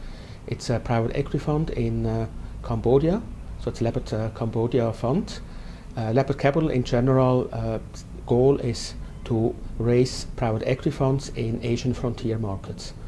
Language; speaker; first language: English; non-native, fluent; German